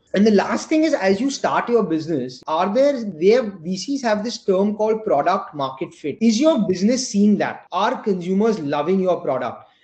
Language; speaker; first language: English; non-native, local second language; Gujarati